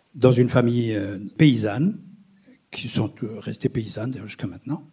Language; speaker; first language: French; non-native, local second language; Arabic